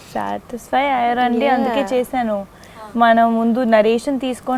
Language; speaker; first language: Telugu; non-native, local second language; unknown